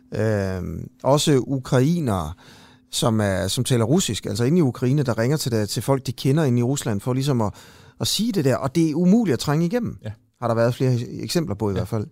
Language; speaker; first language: Danish; native; Danish